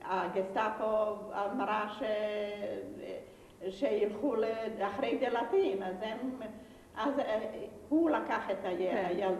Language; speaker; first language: Hebrew; non-native, fluent; Yiddish